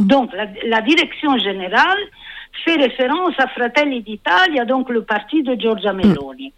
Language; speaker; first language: French; non-native, fluent; Italian